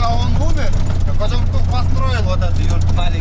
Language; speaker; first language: Russian; non-native, local second language; Kyrgyz